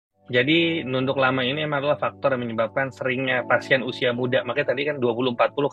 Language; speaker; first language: Indonesian; native; Indonesian